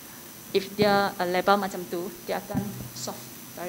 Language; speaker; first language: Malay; non-native, local second language; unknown